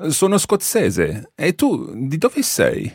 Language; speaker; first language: Italian; non-native, fluent; English